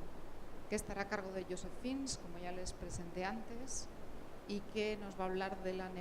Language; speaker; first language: Spanish; native; Spanish